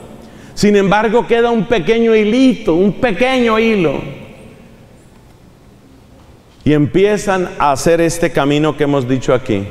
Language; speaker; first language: Spanish; native; Spanish